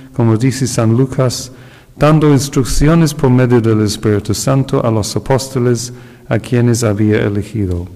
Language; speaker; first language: Spanish; non-native, fluent; English